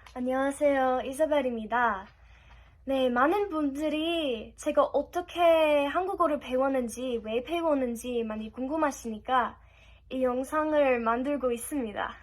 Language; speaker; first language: Korean; non-native, fluent; English